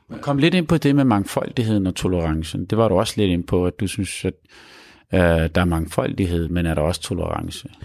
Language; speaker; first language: Danish; early bilingual, other home language; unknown